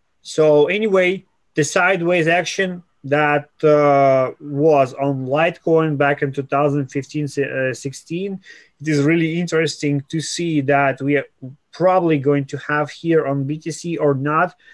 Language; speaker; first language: English; non-native, fluent; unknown